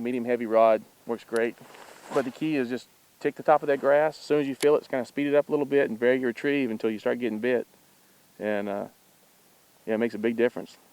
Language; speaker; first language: English; native; English